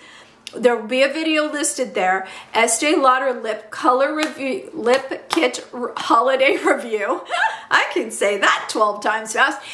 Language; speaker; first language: English; native; English